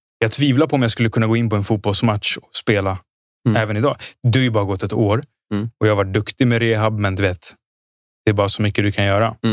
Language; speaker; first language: Swedish; early bilingual, other home language; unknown